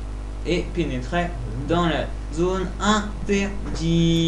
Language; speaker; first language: French; native; French